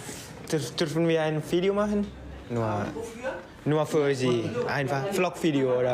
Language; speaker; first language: German; non-native, learner; Indonesian